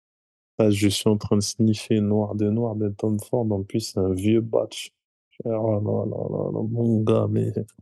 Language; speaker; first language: French; native; French